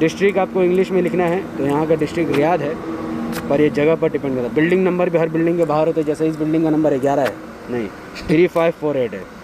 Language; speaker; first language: Hindi; native; Hindi